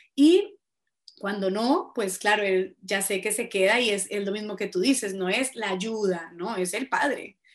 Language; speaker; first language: Spanish; native; Spanish